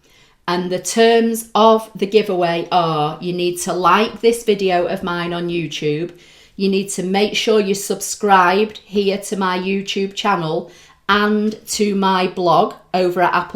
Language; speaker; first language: English; native; English